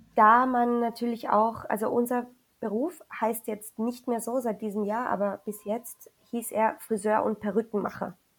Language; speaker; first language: German; early bilingual, other home language; Spanish